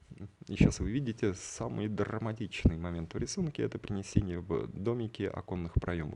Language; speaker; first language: Russian; native; Russian